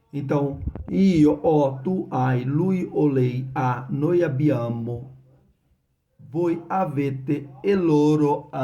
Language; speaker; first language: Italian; non-native, fluent; Portuguese